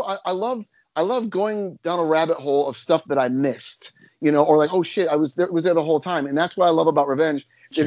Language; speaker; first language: English; native; English